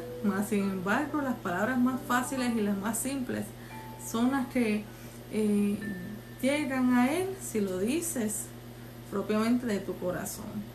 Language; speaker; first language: Spanish; native; Spanish